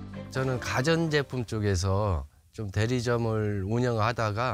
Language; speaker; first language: Korean; native; Korean